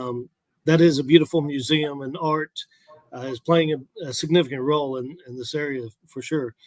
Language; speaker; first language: English; native; English